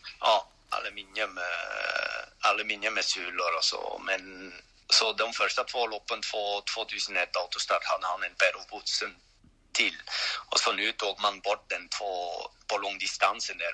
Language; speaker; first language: Swedish; non-native, learner; French